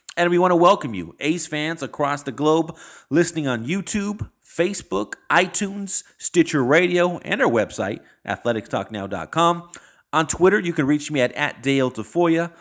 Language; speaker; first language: English; native; English